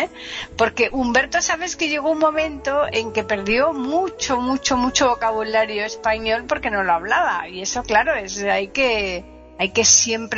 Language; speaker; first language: Spanish; native; Spanish